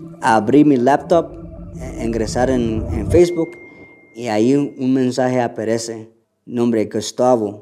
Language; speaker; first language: Spanish; early bilingual, heritage; Spanish